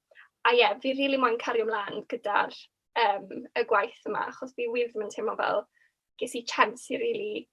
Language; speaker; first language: Welsh; native; Welsh